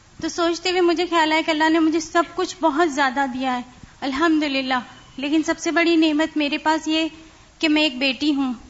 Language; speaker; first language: Urdu; non-native, fluent; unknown